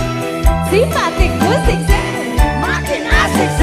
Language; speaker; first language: Indonesian; native; Indonesian